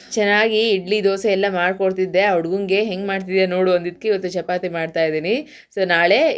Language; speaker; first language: Kannada; non-native, local second language; Telugu